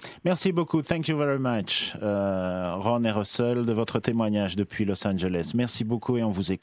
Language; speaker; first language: French; native; French